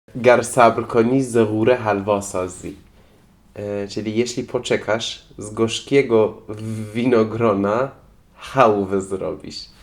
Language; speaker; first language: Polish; non-native, fluent; Persian